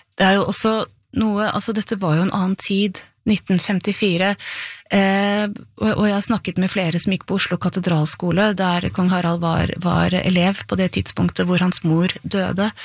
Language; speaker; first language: Norwegian; native; Norwegian